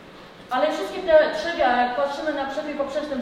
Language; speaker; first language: Polish; native; Polish